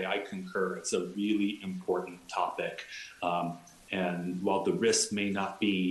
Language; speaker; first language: English; native; English